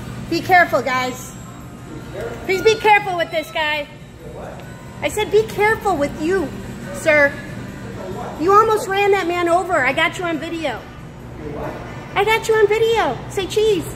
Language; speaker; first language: English; early bilingual, other home language; Spanish